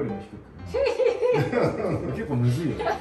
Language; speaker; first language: Japanese; native; Japanese